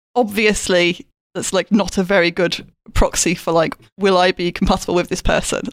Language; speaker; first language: English; native; English